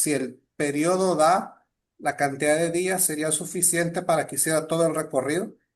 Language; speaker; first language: Spanish; native; Spanish